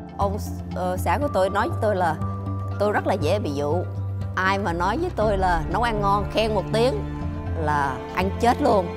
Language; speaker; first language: Vietnamese; early bilingual, heritage; Vietnamese